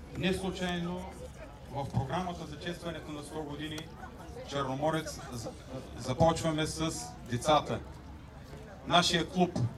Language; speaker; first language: Bulgarian; native; Bulgarian